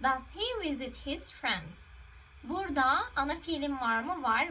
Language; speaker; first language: English; non-native, fluent; Turkish